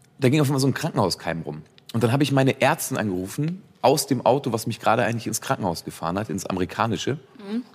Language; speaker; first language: German; native; German